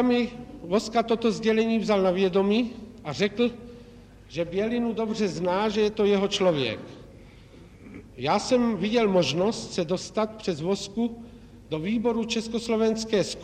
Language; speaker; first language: Czech; native; Czech